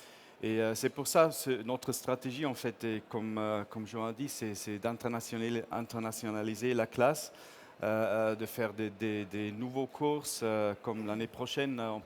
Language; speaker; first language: French; non-native, fluent; English